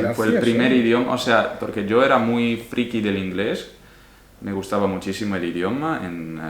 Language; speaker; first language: Spanish; non-native, fluent; Italian